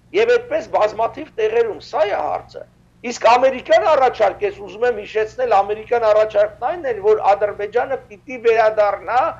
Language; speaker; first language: Armenian; native; Armenian